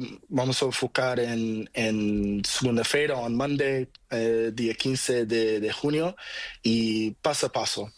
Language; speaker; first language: Spanish; non-native, learner; Portuguese